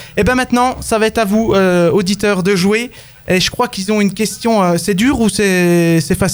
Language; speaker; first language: French; native; French